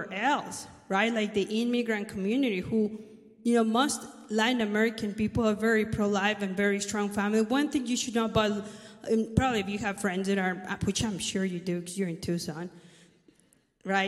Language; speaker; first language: English; non-native, fluent; Spanish